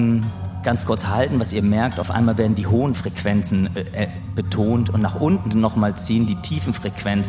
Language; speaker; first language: German; native; German